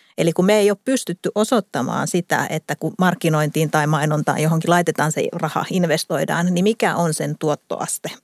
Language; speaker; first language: Finnish; native; Finnish